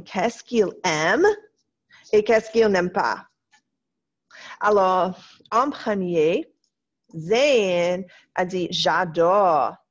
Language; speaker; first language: French; non-native, fluent; English